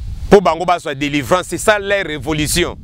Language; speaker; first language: French; non-native, local second language; Lingala